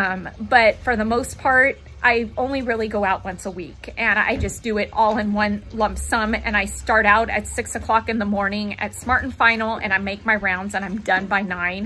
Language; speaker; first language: English; native; English